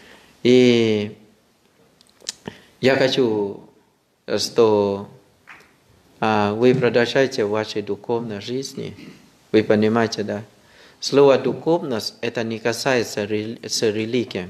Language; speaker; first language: Russian; non-native, fluent; Thai